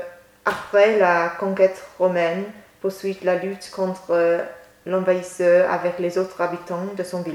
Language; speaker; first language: French; non-native, learner; English